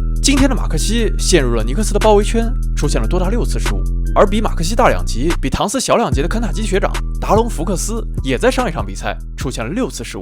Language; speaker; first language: Chinese; native; Chinese